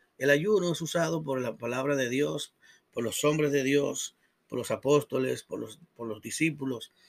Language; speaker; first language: Spanish; native; Spanish